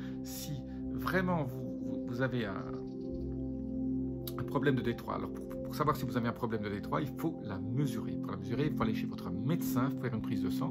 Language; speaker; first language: French; native; French